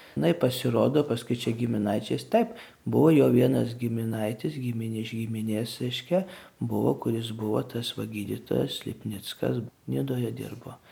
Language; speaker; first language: Lithuanian; native; Lithuanian